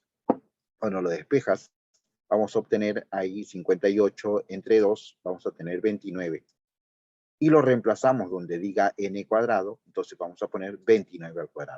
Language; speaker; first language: Spanish; native; Spanish